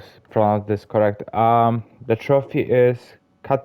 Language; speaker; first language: English; non-native, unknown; Polish